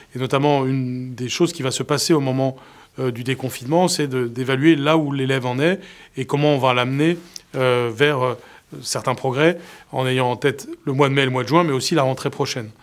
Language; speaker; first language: French; native; French